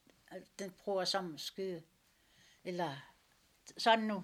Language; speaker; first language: Danish; non-native, local second language; Kalaallisut